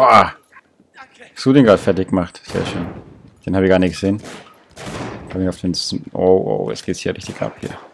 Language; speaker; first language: German; native; German